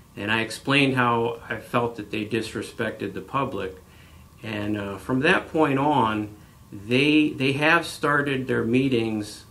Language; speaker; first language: English; native; English